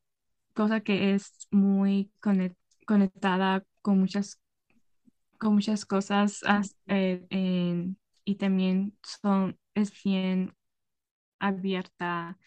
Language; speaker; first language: Spanish; early bilingual, heritage; Spanish